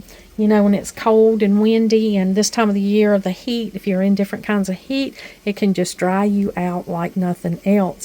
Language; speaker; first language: English; native; English